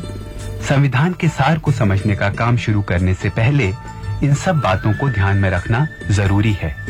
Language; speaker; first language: Hindi; native; Hindi